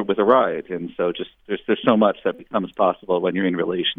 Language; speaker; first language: English; native; English